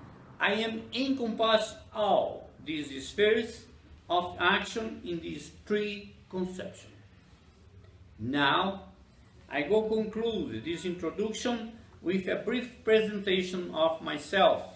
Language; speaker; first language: English; non-native, fluent; Portuguese